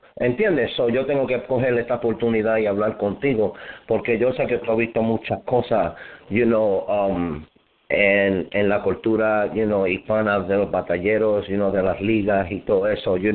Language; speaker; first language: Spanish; early bilingual, heritage; Spanish